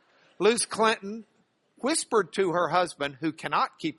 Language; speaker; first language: English; native; English